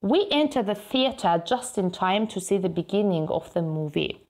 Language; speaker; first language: English; non-native, fluent; Azerbaijani